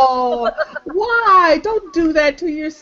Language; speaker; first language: English; native; English